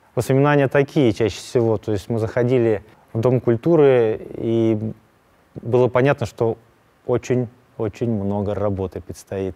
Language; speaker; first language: Russian; native; Russian